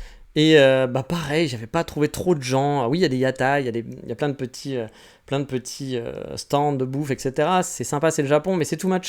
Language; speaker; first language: French; native; French